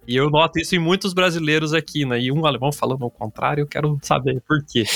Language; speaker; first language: Portuguese; native; Portuguese